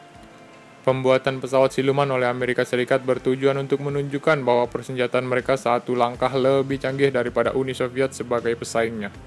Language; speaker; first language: Indonesian; native; Indonesian